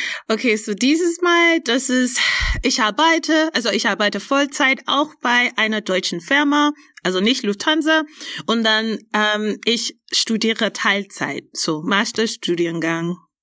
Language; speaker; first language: German; non-native, fluent; English